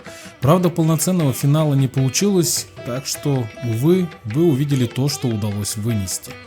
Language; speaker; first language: Russian; native; Russian